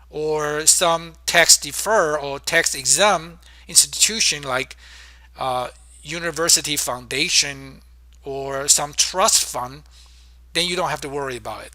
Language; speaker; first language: English; non-native, fluent; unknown